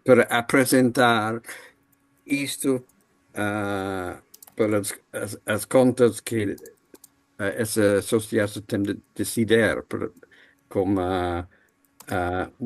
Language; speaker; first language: Portuguese; non-native, learner; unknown